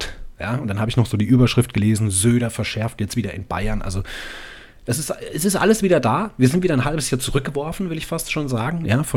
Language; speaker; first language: German; native; German